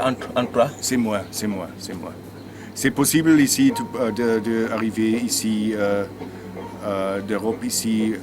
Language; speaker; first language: French; non-native, learner; German